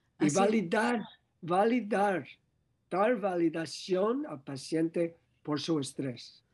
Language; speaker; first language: Spanish; non-native, learner; English